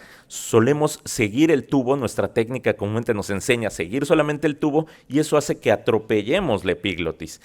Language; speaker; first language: Spanish; native; Spanish